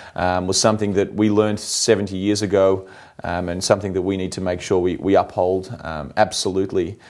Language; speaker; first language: English; native; English